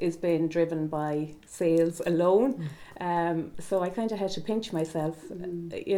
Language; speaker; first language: English; native; English